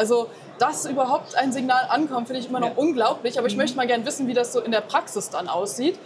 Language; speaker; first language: German; native; German